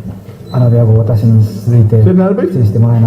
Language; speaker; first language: Japanese; native; Japanese